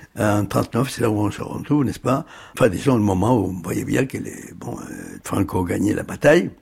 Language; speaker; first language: French; early bilingual, other home language; Spanish